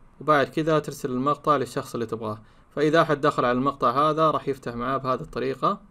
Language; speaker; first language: Arabic; native; Arabic